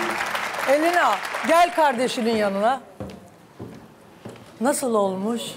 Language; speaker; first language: Turkish; native; Turkish